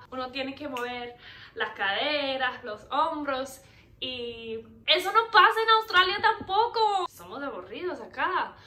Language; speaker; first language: Spanish; non-native, fluent; English